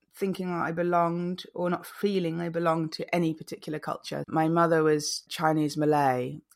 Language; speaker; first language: English; native; English